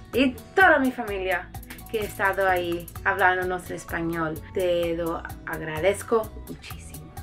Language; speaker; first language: Spanish; early bilingual, heritage; Spanish